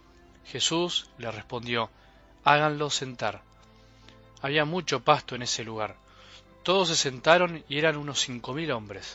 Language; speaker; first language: Spanish; native; Spanish